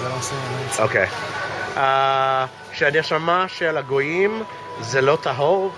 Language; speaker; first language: Hebrew; non-native, fluent; English